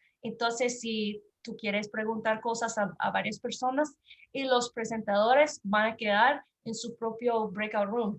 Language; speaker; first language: Spanish; non-native, learner; English